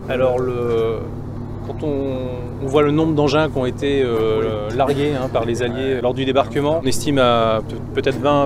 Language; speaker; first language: French; native; French